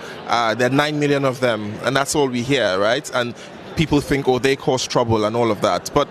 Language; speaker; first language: English; non-native, local second language; Hausa